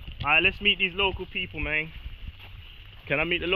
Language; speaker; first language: English; native; English